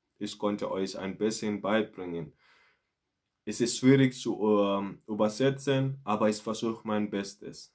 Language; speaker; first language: German; non-native, learner; Mandingo